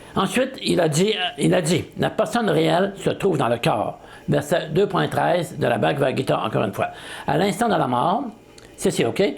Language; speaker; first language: French; native; French